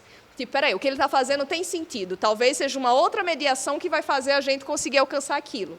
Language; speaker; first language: Portuguese; native; Portuguese